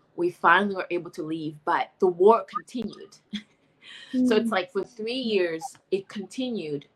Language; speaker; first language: English; non-native, fluent; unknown